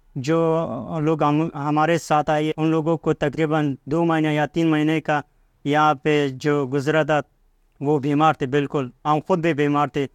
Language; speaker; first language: Urdu; non-native, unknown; Pashto